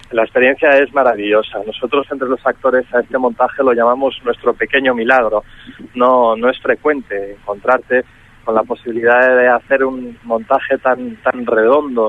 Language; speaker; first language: Spanish; native; Spanish